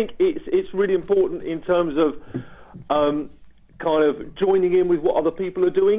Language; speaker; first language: English; native; English